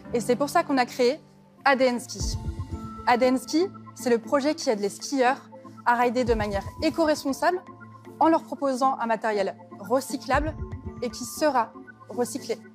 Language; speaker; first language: French; native; French